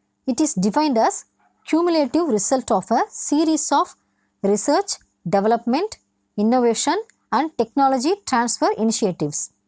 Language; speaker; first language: English; non-native, local second language; Tamil